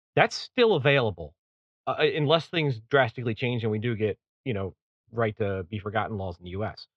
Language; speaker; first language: English; native; English